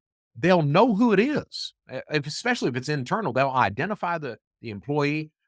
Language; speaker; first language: English; native; English